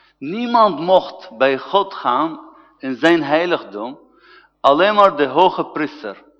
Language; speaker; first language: Dutch; non-native, fluent; Arabic